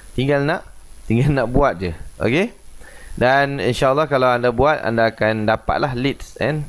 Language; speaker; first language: Malay; native; Malay